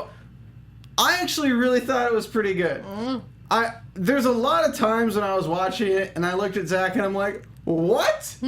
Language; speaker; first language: English; native; English